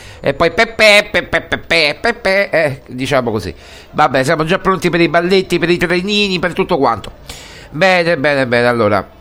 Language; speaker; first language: Italian; native; Italian